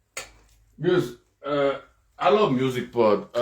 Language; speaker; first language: English; non-native, fluent; Korean